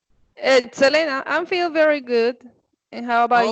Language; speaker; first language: English; non-native, fluent; Spanish